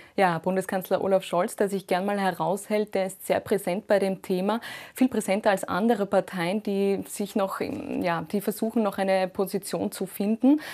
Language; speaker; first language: German; native; German